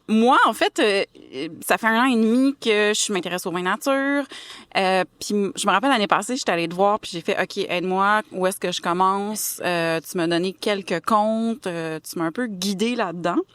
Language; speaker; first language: French; native; French